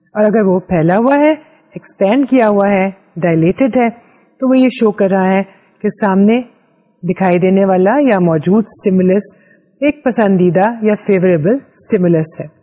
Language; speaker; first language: Urdu; native; Urdu